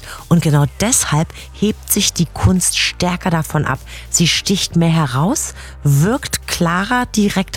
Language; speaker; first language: German; native; German